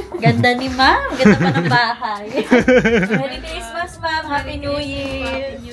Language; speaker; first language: Filipino; native; Filipino